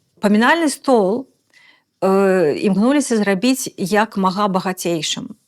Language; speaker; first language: Belarusian; native; Belarusian